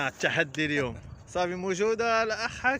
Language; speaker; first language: Arabic; native; Arabic